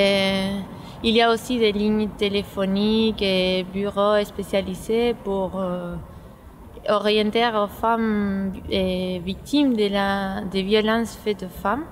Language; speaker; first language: French; non-native, fluent; Spanish